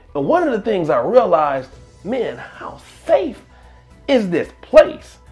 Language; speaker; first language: English; native; English